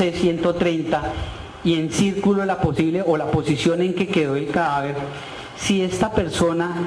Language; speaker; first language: Spanish; native; Spanish